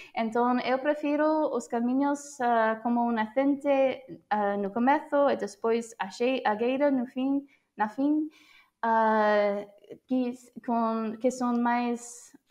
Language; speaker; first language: Portuguese; non-native, fluent; English